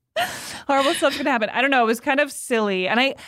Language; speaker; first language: English; native; English